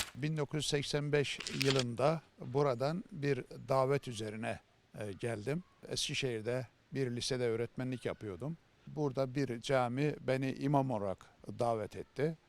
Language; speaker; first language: Turkish; native; Turkish